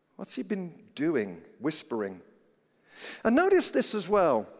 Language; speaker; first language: English; native; English